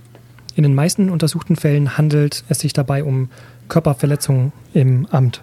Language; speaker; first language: German; native; German